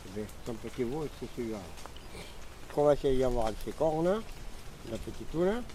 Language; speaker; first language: French; native; French